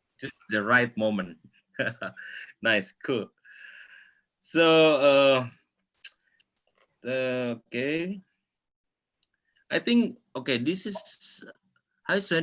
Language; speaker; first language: English; non-native, local second language; Indonesian